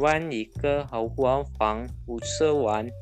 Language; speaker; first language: Chinese; non-native, learner; Indonesian